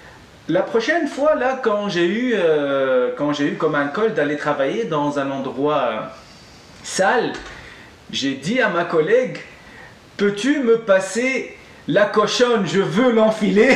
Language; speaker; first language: French; non-native, local second language; Arabic